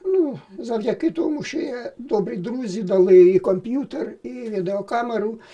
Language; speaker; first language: Ukrainian; native; Ukrainian